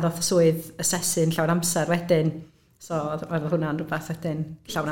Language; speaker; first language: Welsh; native; Welsh